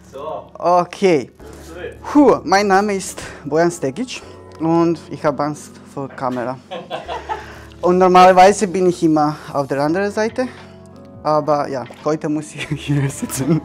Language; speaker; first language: German; non-native, fluent; Serbian